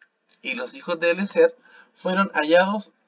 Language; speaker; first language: Spanish; native; Spanish